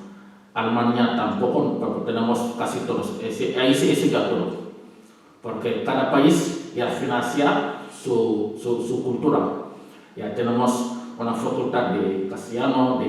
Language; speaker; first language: Spanish; non-native, learner; Wolof